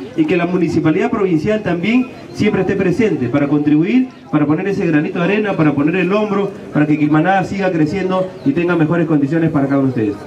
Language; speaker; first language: Spanish; native; Spanish